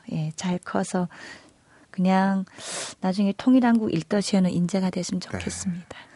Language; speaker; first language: Korean; native; Korean